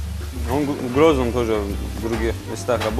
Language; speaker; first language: Russian; non-native, learner; Turkish